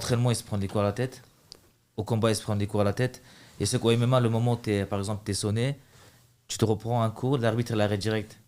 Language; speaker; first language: French; early bilingual, other home language; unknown